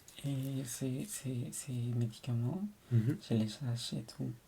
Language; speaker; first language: French; non-native, fluent; Spanish